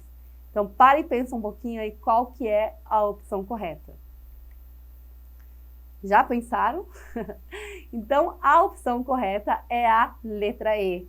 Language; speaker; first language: Portuguese; native; Portuguese